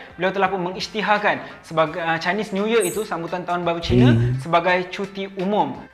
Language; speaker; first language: Malay; native; Malay